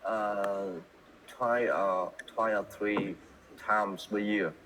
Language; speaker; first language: English; non-native, learner; Vietnamese